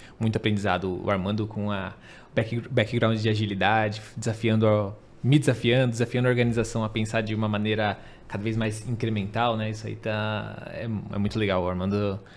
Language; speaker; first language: Portuguese; native; Portuguese